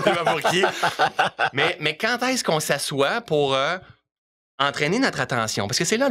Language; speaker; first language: French; native; French